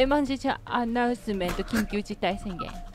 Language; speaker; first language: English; non-native, learner; Japanese